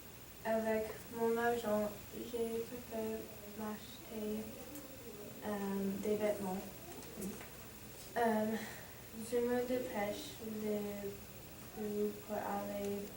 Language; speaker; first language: French; non-native, learner; English